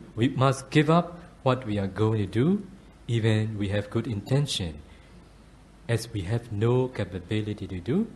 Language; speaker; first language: English; non-native, fluent; Burmese